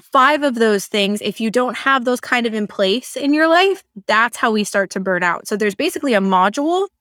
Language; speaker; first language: English; native; English